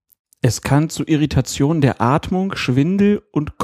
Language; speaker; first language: German; native; German